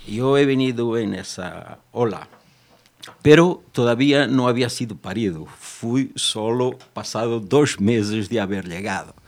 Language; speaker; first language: Spanish; non-native, fluent; Portuguese